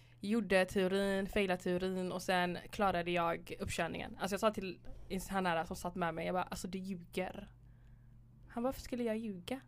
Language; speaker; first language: Swedish; early bilingual, other home language; Somali